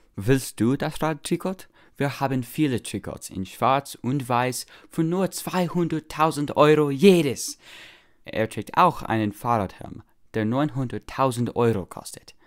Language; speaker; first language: German; non-native, learner; English